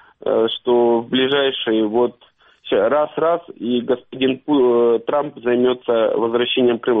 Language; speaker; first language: Russian; native; Russian